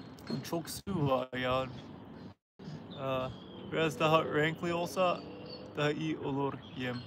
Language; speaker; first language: Turkish; non-native, learner; English